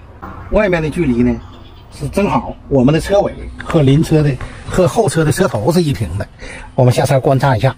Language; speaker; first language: Chinese; native; Chinese